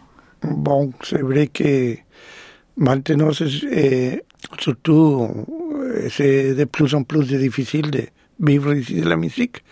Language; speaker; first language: French; non-native, fluent; Spanish